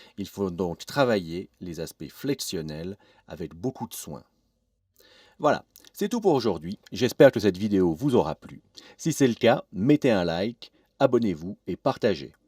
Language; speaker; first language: French; native; French